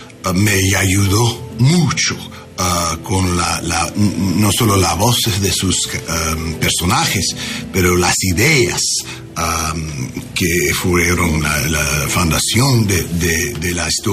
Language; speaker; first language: Spanish; non-native, learner; English